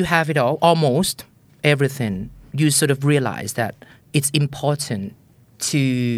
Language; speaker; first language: English; non-native, fluent; Thai